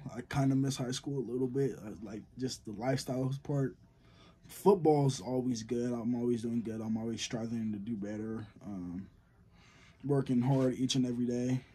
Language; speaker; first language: English; native; English